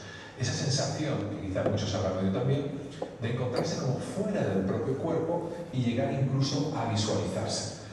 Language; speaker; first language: Spanish; native; Spanish